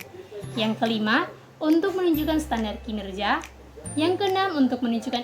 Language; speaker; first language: Indonesian; native; Indonesian